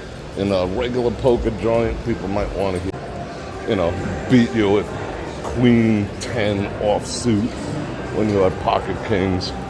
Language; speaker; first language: English; native; English